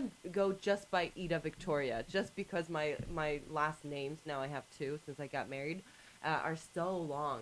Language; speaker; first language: English; non-native, fluent; Polish